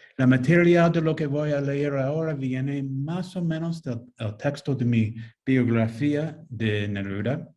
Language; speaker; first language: Spanish; non-native, fluent; English